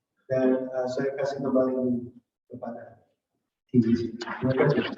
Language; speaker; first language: Indonesian; non-native, fluent; English